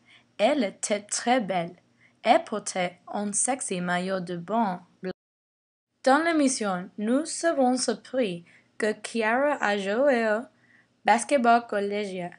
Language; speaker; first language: French; non-native, learner; English